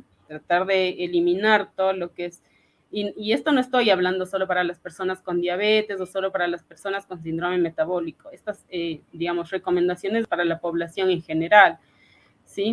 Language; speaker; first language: Spanish; native; Spanish